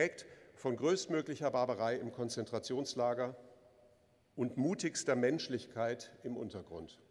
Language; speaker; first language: German; native; German